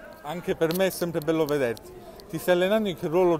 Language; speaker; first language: Italian; native; Italian